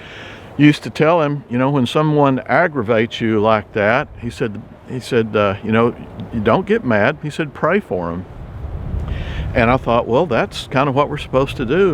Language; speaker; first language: English; native; English